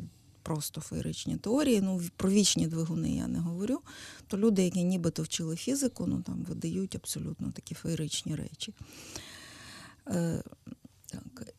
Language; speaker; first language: Ukrainian; native; Ukrainian